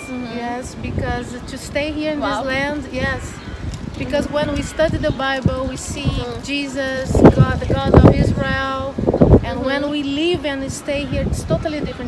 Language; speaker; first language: English; non-native, learner; Portuguese